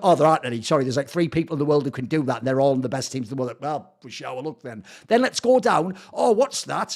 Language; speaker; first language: English; native; English